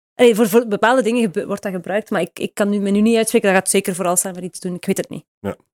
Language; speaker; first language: Dutch; native; Dutch